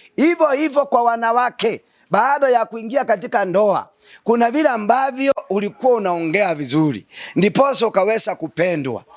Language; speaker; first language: Swahili; non-native, local second language; Gusii